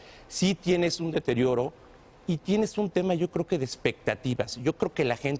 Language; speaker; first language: Spanish; native; Spanish